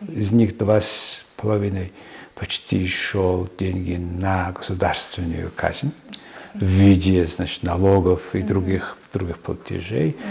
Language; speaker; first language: Russian; non-native, fluent; Mongolian